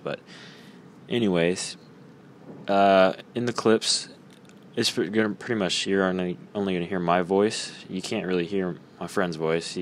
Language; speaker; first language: English; native; English